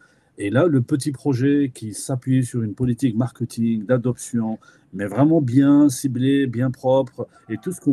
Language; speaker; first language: French; native; French